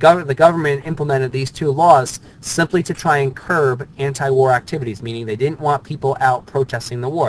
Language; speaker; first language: English; native; English